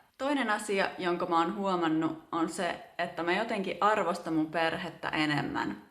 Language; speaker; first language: Finnish; native; Finnish